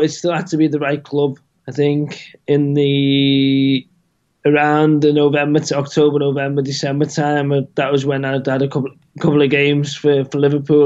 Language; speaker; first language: English; native; English